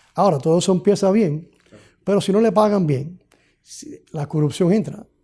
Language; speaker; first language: Spanish; early bilingual, heritage; Spanish